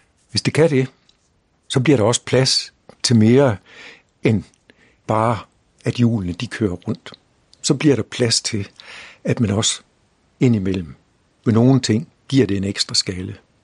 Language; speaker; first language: Danish; native; Danish